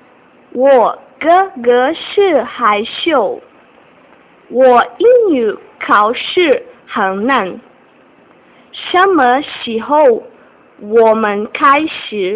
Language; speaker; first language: Chinese; non-native, learner; Portuguese